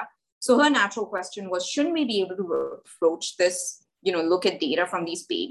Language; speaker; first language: English; non-native, local second language; Hindi